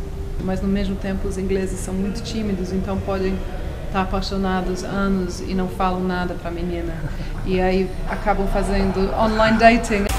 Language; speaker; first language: Portuguese; early bilingual, heritage; Portuguese